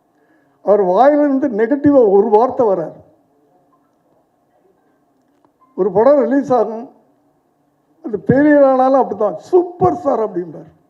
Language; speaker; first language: Tamil; native; Tamil